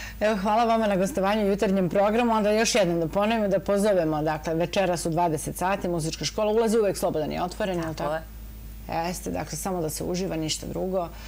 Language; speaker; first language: Bosnian; native; Bosnian